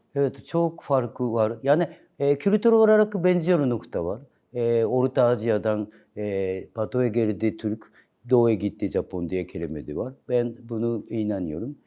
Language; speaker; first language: Turkish; non-native, learner; Japanese